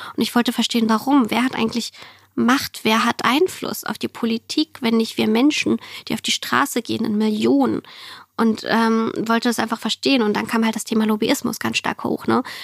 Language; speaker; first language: German; early bilingual, other home language; Russian